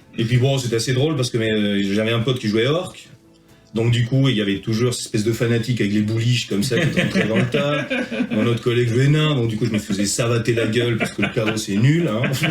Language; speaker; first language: French; early bilingual, heritage; French